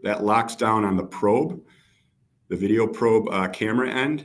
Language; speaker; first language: English; native; English